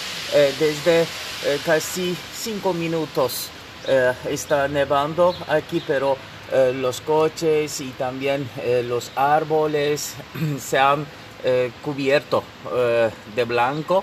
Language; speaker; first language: Spanish; non-native, fluent; Turkish